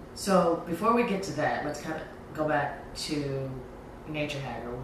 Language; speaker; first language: English; native; English